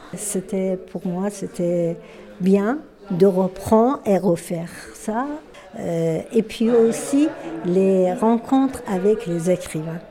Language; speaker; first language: French; non-native, fluent; Persian